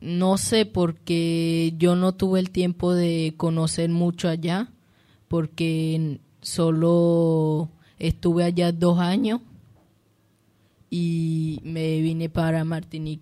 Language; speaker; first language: Spanish; early bilingual, heritage; Spanish